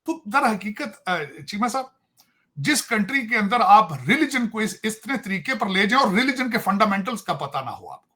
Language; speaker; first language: Urdu; non-native, local second language; Punjabi